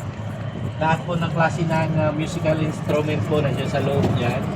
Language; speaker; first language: Filipino; native; Filipino